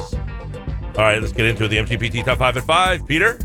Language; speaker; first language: English; native; English